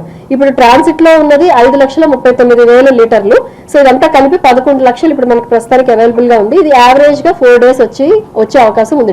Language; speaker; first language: Telugu; native; Telugu